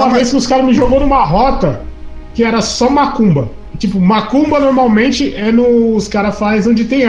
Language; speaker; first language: Portuguese; native; Portuguese